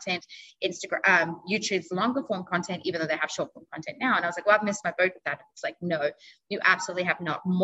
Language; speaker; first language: English; native; English